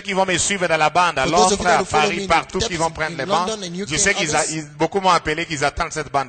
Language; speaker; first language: French; non-native, local second language; Lingala